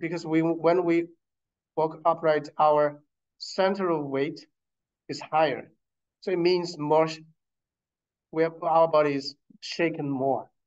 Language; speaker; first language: English; non-native, fluent; Chinese